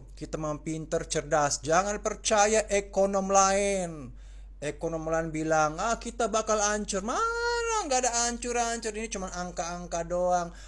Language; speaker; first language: Indonesian; native; Indonesian